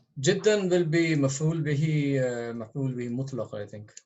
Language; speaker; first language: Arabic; non-native, learner; English